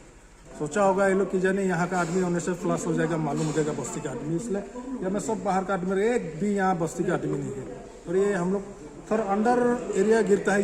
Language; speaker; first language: Hindi; non-native, local second language; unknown